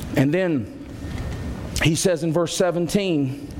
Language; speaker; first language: English; native; English